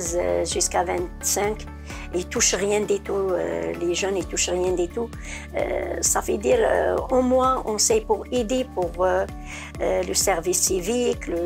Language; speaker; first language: French; non-native, learner; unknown